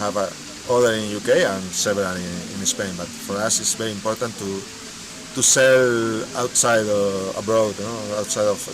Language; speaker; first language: English; non-native, learner; Spanish